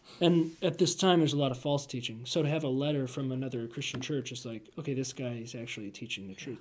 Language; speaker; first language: English; native; English